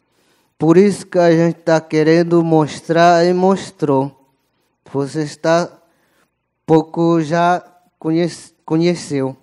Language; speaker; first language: Portuguese; non-native, local second language; Yanomámi